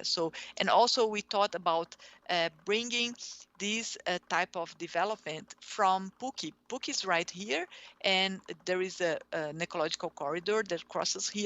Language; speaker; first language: English; non-native, fluent; Portuguese